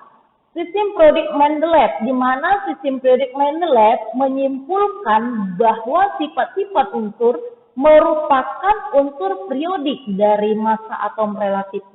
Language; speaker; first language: Indonesian; native; Indonesian